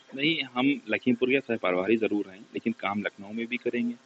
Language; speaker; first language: Hindi; native; Hindi